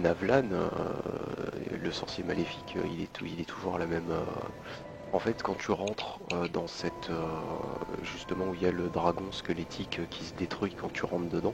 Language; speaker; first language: French; native; French